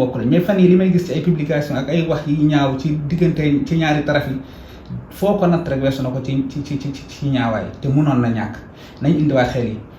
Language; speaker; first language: Wolof; non-native, local second language; Fula